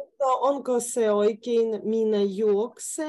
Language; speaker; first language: Finnish; non-native, learner; Russian